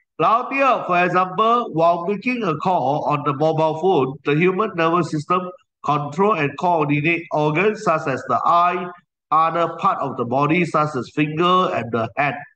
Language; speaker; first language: English; non-native, local second language; Chinese